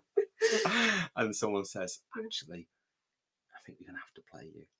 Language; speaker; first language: English; native; English